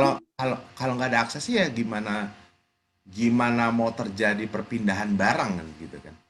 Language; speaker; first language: Indonesian; native; Indonesian